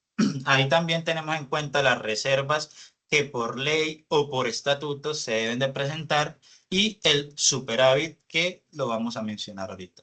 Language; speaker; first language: Spanish; native; Spanish